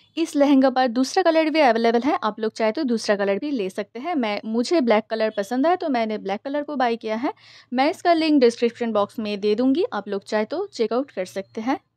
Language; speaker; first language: Hindi; non-native, local second language; Bangla